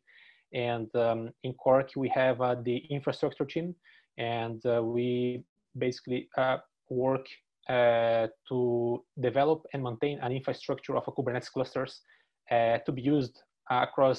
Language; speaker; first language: English; non-native, fluent; Portuguese